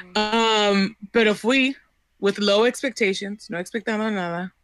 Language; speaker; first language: Spanish; early bilingual, heritage; Spanish